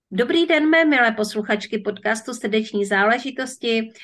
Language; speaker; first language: Czech; native; Czech